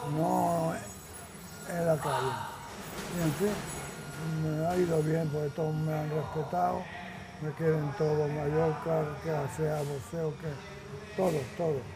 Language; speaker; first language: Spanish; native; Spanish